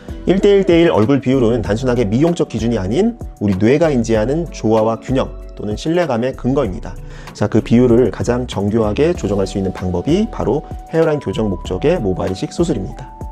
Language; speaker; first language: Korean; native; Korean